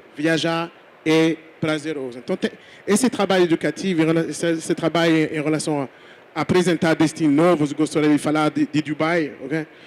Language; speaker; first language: Portuguese; non-native, fluent; French